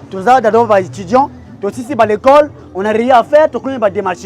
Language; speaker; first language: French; non-native, local second language; Lingala